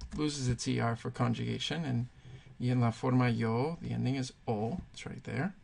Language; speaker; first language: English; native; English